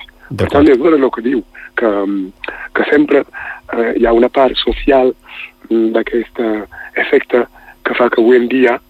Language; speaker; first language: Catalan; non-native, fluent; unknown